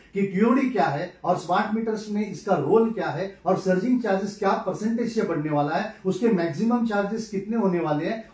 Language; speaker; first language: Hindi; non-native, local second language; Marathi